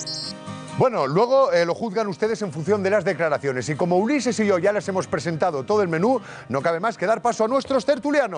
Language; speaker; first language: Spanish; native; Spanish